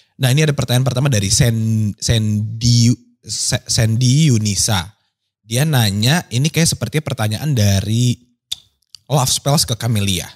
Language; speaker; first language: Indonesian; native; Indonesian